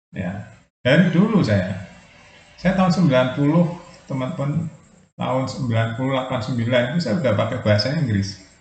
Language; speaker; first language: Indonesian; non-native, local second language; Javanese